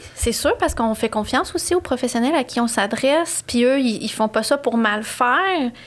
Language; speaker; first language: French; native; French